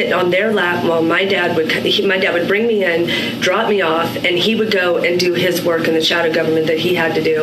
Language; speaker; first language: English; native; English